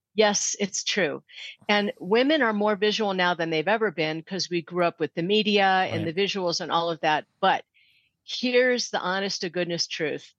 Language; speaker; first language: English; native; English